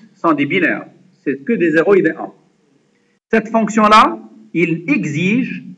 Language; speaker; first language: French; non-native, local second language; Arabic